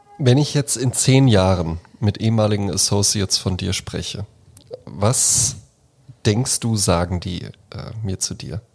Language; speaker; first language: German; native; German